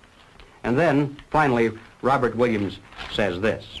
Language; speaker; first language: English; native; English